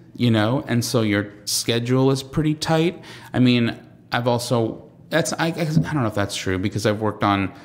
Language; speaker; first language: English; native; English